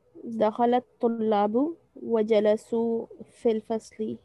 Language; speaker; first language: Arabic; non-native, learner; Urdu